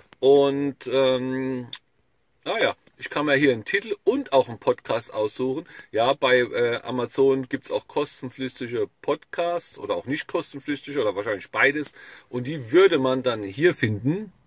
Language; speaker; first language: German; native; German